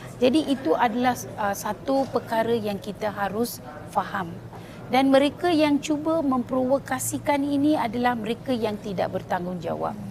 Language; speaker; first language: Malay; non-native, local second language; Tamil